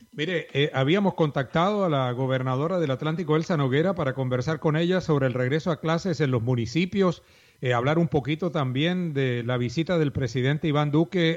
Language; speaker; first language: Spanish; native; Spanish